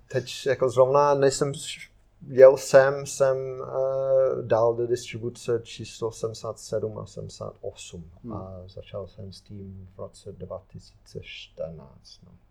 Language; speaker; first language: Czech; non-native, fluent; English